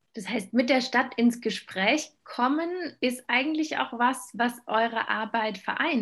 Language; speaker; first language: German; native; German